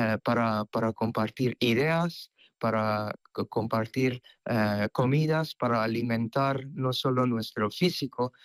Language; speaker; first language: Spanish; non-native, fluent; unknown